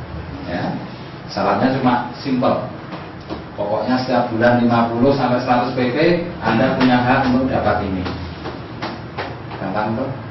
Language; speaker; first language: Indonesian; native; Indonesian